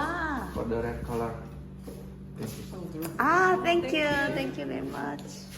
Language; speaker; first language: English; non-native, learner; Korean